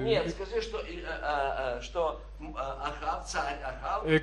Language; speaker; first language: Polish; non-native, learner; Russian